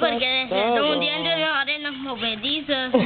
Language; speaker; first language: Spanish; native; Spanish